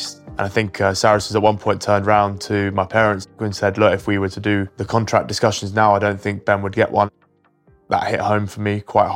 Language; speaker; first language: English; native; English